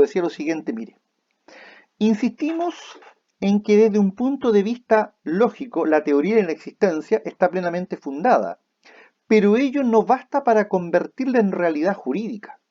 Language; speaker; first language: Spanish; native; Spanish